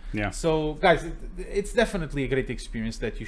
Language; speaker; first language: English; non-native, fluent; Portuguese